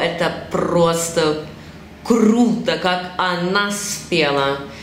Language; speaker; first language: Russian; early bilingual, heritage; Russian